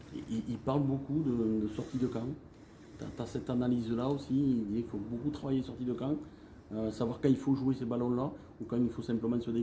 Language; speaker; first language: French; native; French